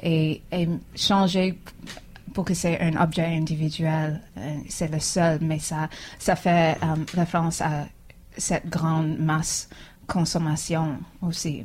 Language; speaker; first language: French; non-native, fluent; English